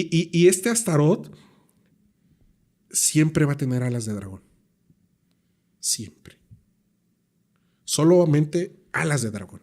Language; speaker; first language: Spanish; native; Spanish